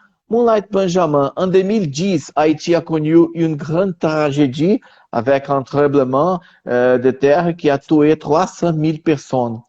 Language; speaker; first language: French; non-native, learner; Portuguese